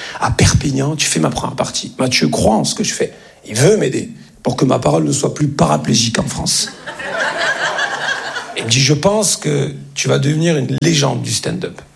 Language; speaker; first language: French; early bilingual, other home language; Arabic